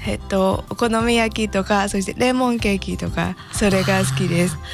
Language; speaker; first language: Japanese; non-native, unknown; Burmese